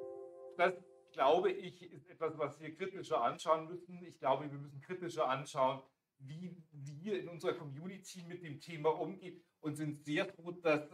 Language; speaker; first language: German; native; German